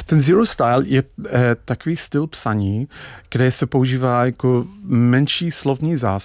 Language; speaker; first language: Czech; non-native, fluent; English